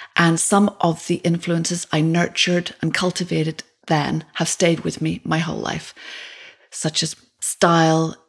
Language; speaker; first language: English; native; English